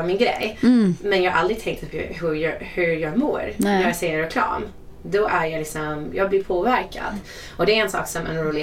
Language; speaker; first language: Swedish; non-native, fluent; English